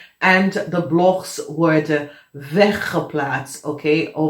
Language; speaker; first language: Dutch; non-native, fluent; English